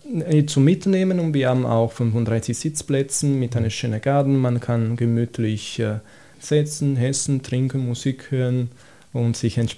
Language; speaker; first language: German; non-native, fluent; Italian